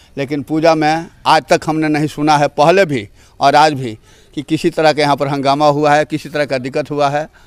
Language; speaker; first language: Hindi; native; Hindi